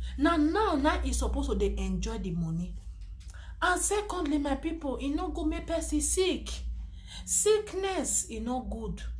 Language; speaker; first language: Nigerian Pidgin; non-native, local second language; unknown